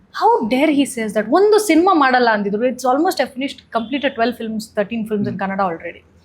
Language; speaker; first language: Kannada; non-native, local second language; Konkani